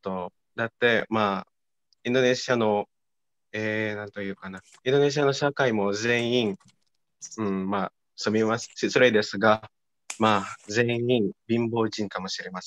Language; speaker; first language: Japanese; non-native, fluent; Indonesian